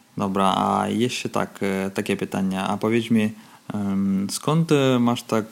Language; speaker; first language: Polish; non-native, learner; Russian